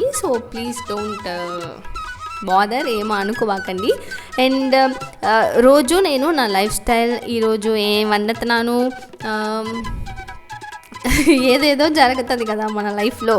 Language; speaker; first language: Telugu; non-native, learner; Tamil